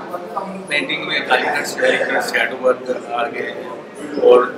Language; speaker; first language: Hindi; non-native, local second language; Bangla